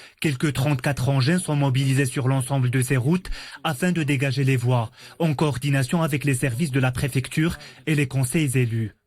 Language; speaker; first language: French; non-native, local second language; Arabic